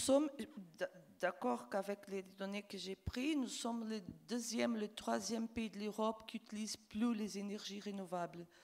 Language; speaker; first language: French; non-native, fluent; Portuguese